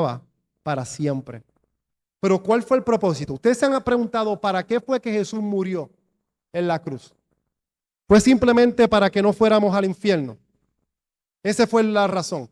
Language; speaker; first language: Spanish; native; Spanish